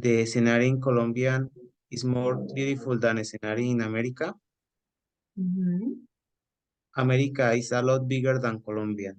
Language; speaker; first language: English; non-native, learner; Spanish